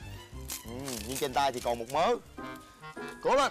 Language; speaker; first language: Vietnamese; native; Vietnamese